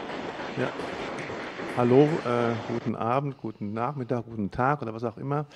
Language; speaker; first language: German; native; German